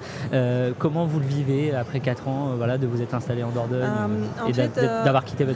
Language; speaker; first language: French; native; French